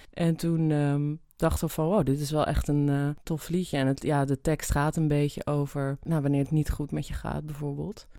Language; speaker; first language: Dutch; native; Dutch